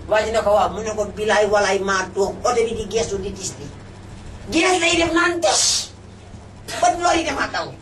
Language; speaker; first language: Wolof; non-native, local second language; Fula